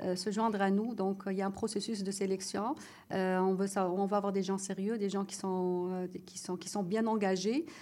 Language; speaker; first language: French; non-native, local second language; Arabic